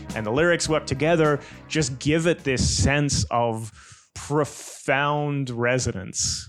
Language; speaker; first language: English; native; English